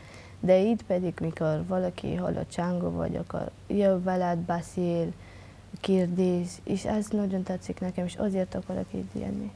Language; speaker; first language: Hungarian; non-native, local second language; Romanian